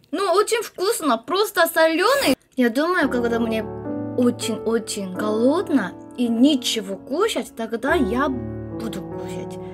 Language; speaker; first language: Russian; non-native, learner; Korean